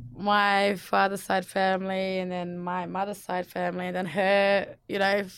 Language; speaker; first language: English; non-native, local second language; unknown